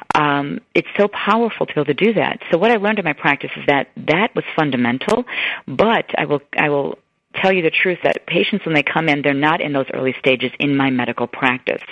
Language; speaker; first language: English; native; English